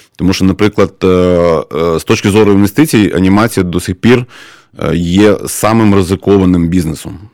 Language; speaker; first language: Ukrainian; native; Ukrainian